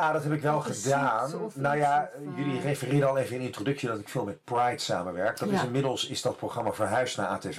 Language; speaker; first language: Dutch; native; Dutch